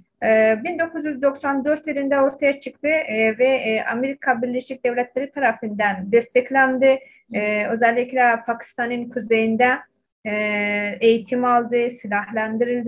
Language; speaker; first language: Turkish; non-native, fluent; Persian